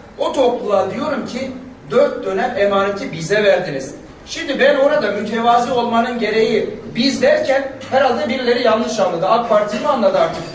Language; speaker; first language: Turkish; non-native, local second language; Kurdish